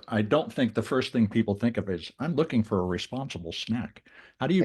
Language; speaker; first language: English; native; English